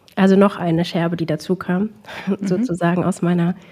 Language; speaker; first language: German; early bilingual, other home language; Arabic